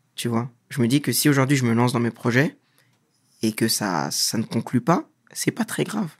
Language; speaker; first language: French; native; French